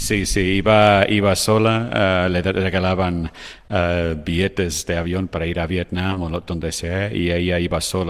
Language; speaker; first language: Spanish; non-native, fluent; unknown